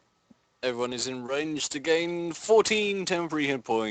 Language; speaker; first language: English; native; English